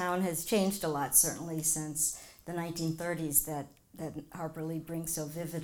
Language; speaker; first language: English; native; English